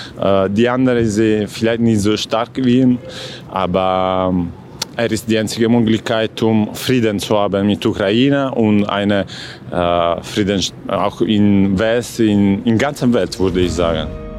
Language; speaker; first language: German; non-native, learner; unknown